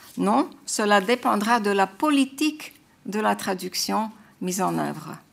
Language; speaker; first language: French; non-native, fluent; Croatian